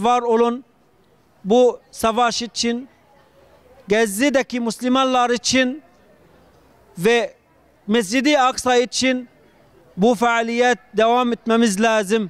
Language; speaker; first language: Turkish; non-native, fluent; Arabic